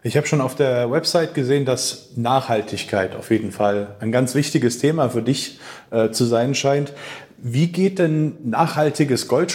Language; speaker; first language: German; native; German